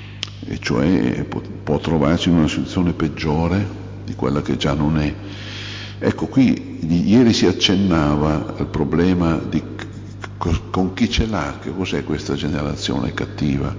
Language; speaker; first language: Italian; native; Italian